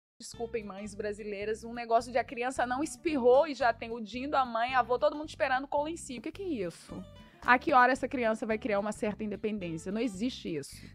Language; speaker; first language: Portuguese; native; Portuguese